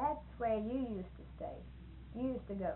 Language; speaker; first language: English; native; English